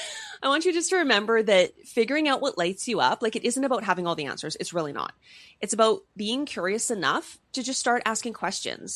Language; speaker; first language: English; native; English